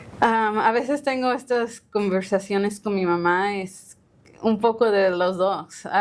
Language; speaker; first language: Spanish; early bilingual, heritage; Spanish